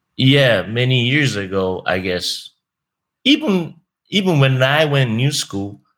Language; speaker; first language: English; non-native, fluent; Japanese